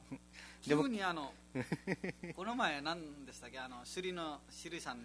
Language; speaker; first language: Japanese; non-native, fluent; Nepali